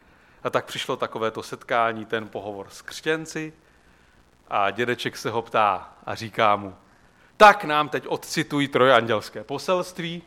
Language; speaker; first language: Czech; native; Czech